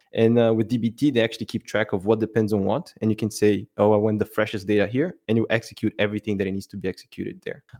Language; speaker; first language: English; non-native, fluent; Portuguese